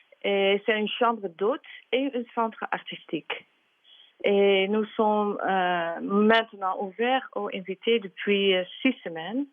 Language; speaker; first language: French; non-native, learner; Dutch